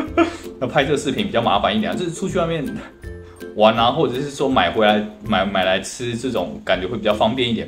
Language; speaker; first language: Chinese; native; Chinese